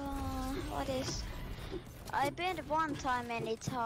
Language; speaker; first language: English; non-native, fluent; Finnish